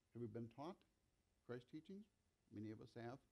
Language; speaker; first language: English; native; English